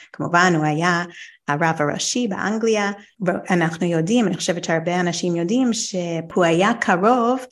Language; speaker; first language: Hebrew; non-native, fluent; English